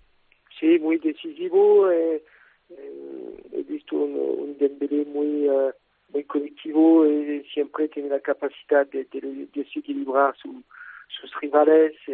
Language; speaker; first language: Spanish; non-native, fluent; French